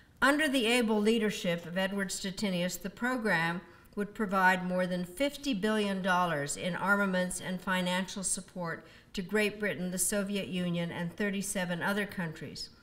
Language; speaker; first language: English; early bilingual, other home language; Czech